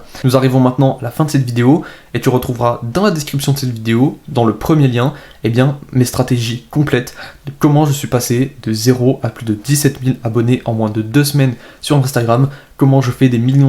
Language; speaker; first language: French; native; French